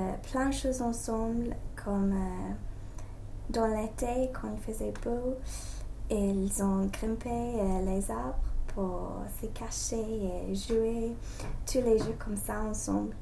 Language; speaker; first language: French; non-native, learner; English